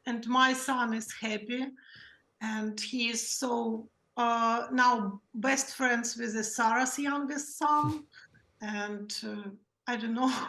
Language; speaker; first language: English; non-native, learner; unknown